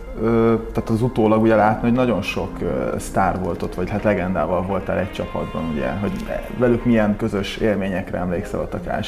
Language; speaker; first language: Hungarian; native; Hungarian